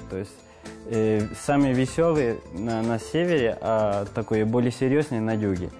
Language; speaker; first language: Russian; non-native, fluent; Spanish